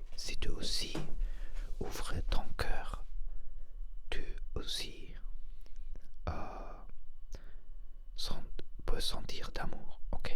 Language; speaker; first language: French; non-native, learner; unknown